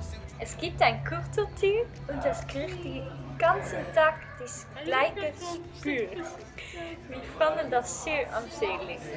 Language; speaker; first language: German; non-native, learner; Dutch